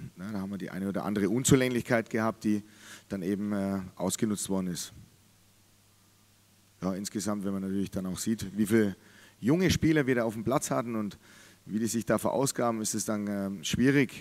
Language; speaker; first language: German; native; German